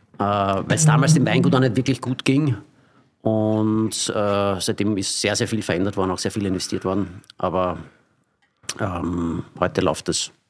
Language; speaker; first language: German; native; German